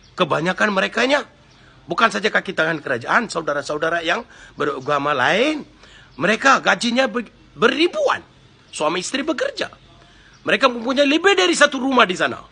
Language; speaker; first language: Malay; non-native, local second language; Tamil